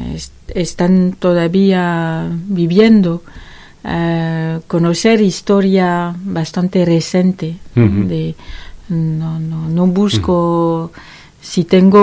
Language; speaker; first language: Spanish; non-native, learner; French